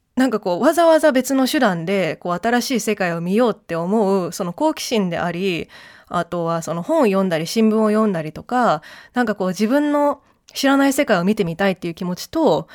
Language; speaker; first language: Japanese; early bilingual, heritage; Japanese